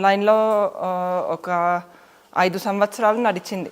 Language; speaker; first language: Telugu; non-native, fluent; Finnish